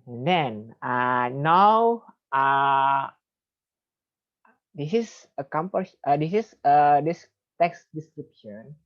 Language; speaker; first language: English; non-native, fluent; Indonesian